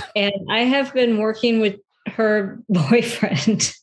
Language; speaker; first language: English; native; English